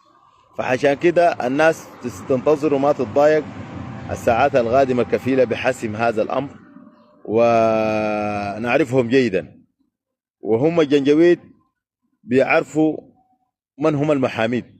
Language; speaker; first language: Arabic; native; Arabic